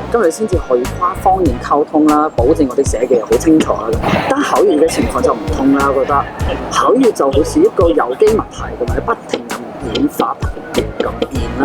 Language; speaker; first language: Cantonese; non-native, fluent; English